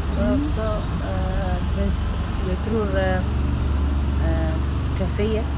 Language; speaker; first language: Swedish; non-native, learner; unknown